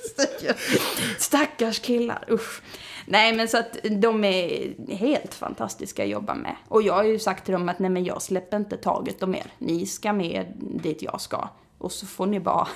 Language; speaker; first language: Swedish; native; Swedish